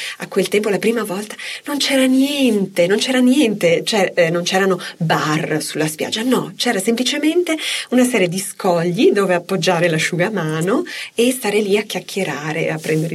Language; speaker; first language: Italian; native; Italian